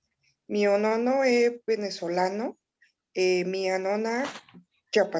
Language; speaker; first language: Italian; non-native, learner; Spanish